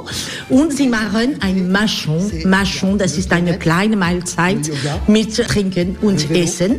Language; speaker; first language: German; non-native, learner; French